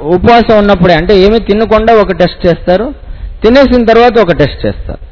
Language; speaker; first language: Telugu; non-native, fluent; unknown